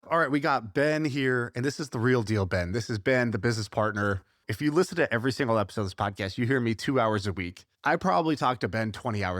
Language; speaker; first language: English; native; English